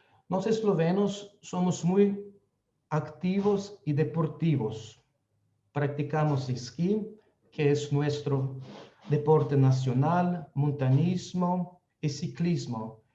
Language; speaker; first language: Spanish; non-native, fluent; Slovenian